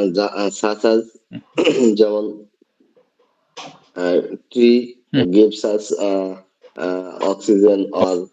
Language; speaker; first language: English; non-native, learner; Bangla